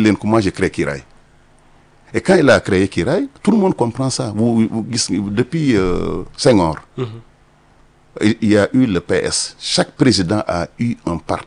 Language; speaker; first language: French; non-native, local second language; Wolof